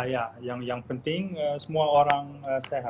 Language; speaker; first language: Indonesian; non-native, fluent; Dutch